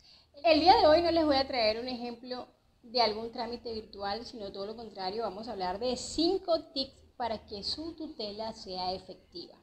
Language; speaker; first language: Spanish; native; Spanish